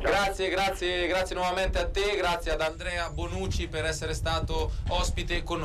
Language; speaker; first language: Italian; native; Italian